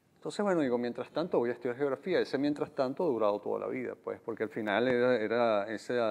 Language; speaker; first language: Spanish; native; Spanish